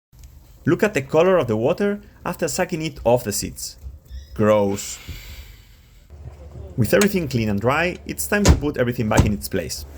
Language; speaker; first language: English; non-native, fluent; Spanish